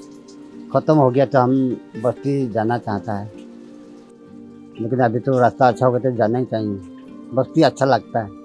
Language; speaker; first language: Hindi; non-native, local second language; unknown